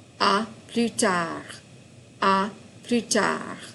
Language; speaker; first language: French; non-native, fluent; English